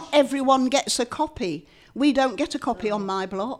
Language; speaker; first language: English; native; English